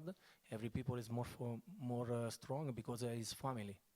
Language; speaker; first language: English; non-native, learner; Italian